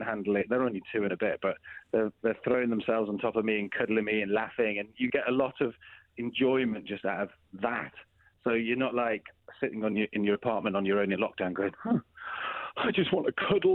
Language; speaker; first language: English; native; English